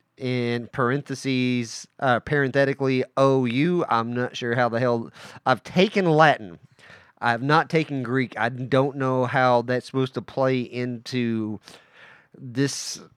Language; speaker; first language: English; native; English